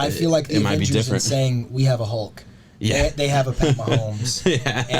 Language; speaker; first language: English; native; English